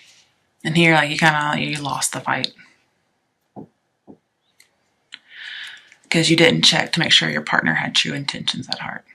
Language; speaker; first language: English; native; English